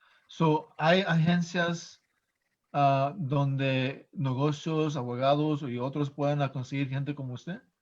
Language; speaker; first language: Spanish; non-native, fluent; English